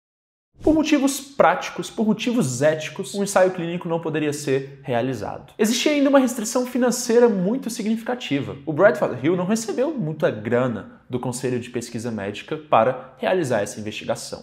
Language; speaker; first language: Portuguese; native; Portuguese